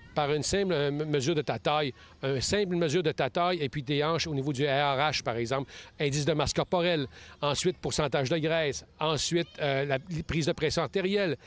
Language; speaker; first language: French; native; French